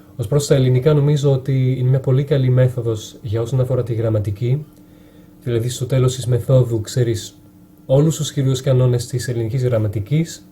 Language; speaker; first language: Greek; non-native, fluent; French